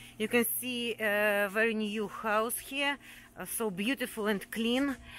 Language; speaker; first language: English; non-native, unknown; Russian